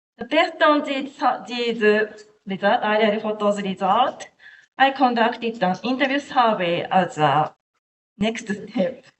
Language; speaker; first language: English; non-native, learner; Japanese